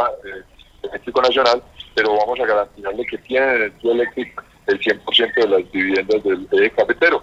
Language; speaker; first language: Spanish; native; Spanish